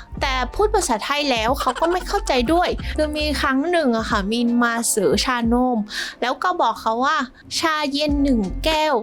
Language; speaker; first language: Thai; non-native, fluent; Vietnamese